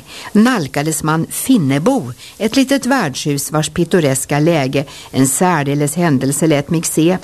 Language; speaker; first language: Swedish; native; Swedish